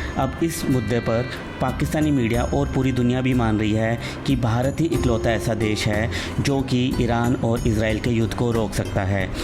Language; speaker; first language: Hindi; native; Hindi